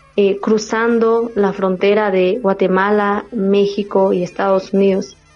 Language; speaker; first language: Spanish; non-native, local second language; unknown